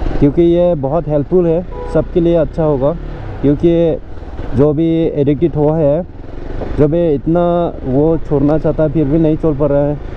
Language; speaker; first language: Hindi; non-native, local second language; Garo